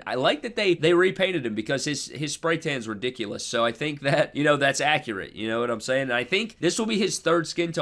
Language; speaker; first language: English; native; English